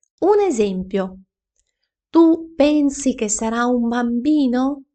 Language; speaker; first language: Italian; non-native, fluent; Ukrainian